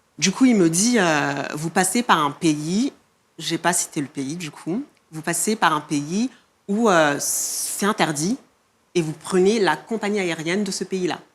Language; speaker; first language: French; non-native, local second language; Malagasy